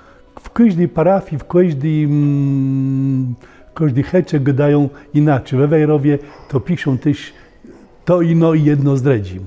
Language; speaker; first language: Polish; non-native, local second language; Kashubian